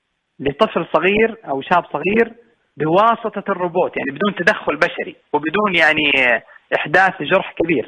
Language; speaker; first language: Arabic; native; Arabic